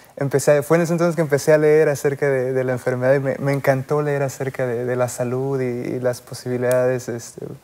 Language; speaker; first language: Spanish; native; Spanish